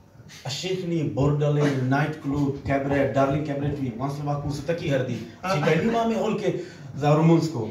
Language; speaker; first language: Czech; non-native, learner; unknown